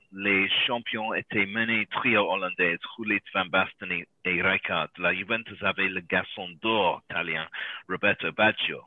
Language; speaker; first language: French; non-native, learner; English